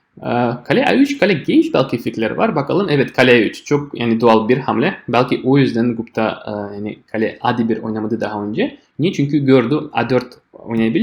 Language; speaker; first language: Turkish; non-native, fluent; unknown